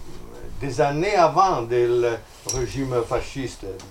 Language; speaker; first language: French; non-native, fluent; Italian